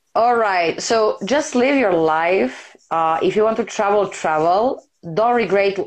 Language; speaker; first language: English; non-native, fluent; Serbian